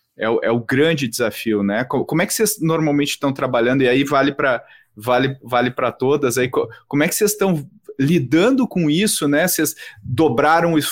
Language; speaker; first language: Portuguese; native; Portuguese